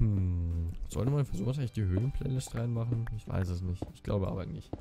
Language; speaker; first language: German; native; German